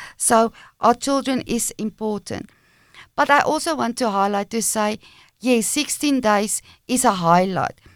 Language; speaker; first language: English; non-native, local second language; Afrikaans